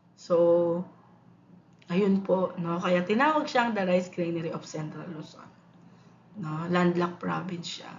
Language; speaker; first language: Filipino; non-native, local second language; Pampanga